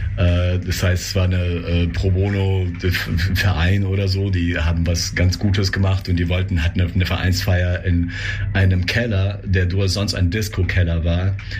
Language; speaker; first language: German; non-native, fluent; Russian